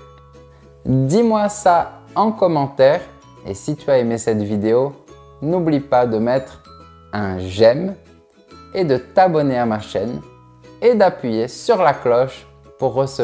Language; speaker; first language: French; native; French